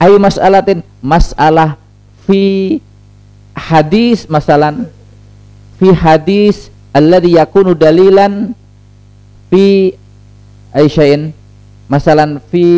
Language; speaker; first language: Arabic; non-native, fluent; Indonesian